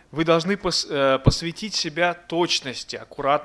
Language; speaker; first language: Russian; native; Russian